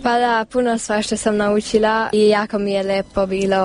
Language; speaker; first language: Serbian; non-native, local second language; Hungarian